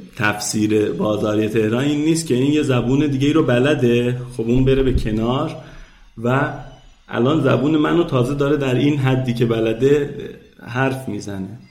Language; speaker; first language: Persian; non-native, local second language; Azerbaijani